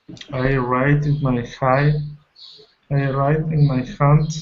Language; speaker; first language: English; non-native, learner; Spanish